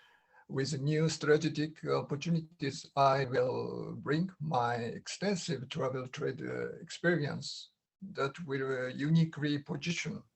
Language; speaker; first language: English; non-native, learner; Japanese